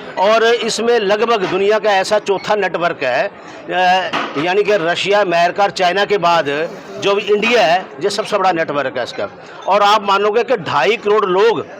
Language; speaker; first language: Hindi; non-native, local second language; Punjabi